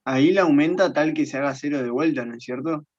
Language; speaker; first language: Spanish; native; Spanish